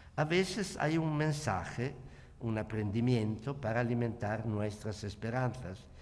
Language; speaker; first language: Spanish; non-native, learner; Italian